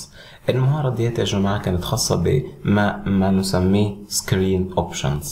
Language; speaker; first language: Arabic; native; Arabic